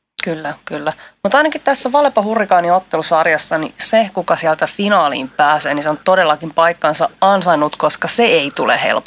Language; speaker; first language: Finnish; native; Finnish